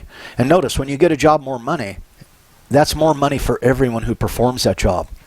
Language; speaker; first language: English; native; English